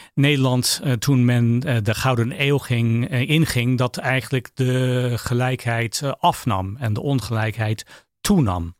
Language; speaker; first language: Dutch; non-native, fluent; English